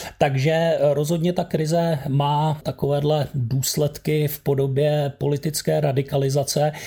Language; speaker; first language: Czech; native; Czech